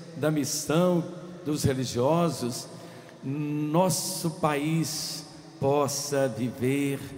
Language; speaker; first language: Portuguese; native; Portuguese